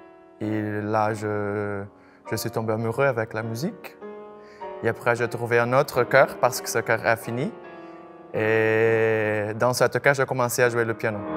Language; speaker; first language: French; non-native, fluent; Portuguese